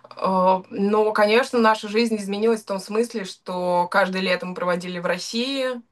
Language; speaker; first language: Russian; native; Russian